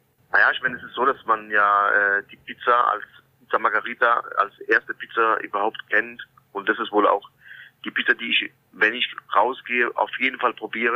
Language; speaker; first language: German; early bilingual, other home language; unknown